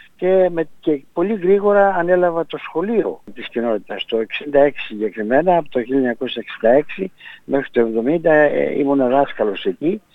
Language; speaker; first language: Greek; native; Greek